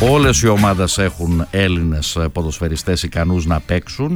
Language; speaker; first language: Greek; native; Greek